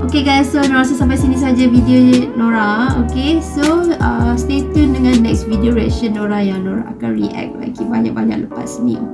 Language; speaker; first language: Malay; native; Malay